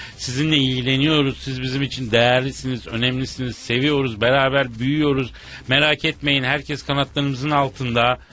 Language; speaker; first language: Turkish; native; Turkish